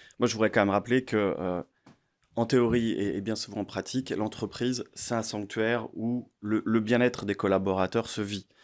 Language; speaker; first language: French; native; French